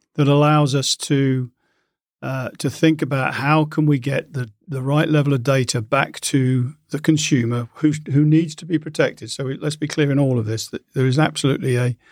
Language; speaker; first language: English; native; English